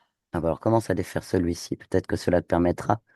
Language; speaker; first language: French; native; French